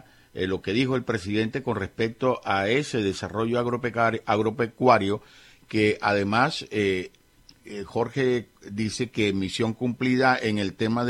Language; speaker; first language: Spanish; native; Spanish